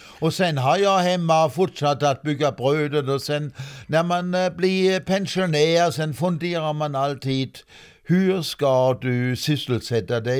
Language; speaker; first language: Swedish; non-native, fluent; German